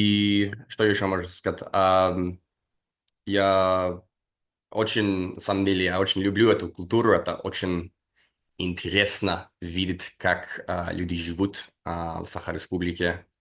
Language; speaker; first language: Russian; non-native, fluent; English